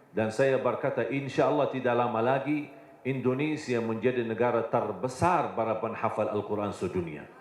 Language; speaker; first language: Indonesian; non-native, fluent; Arabic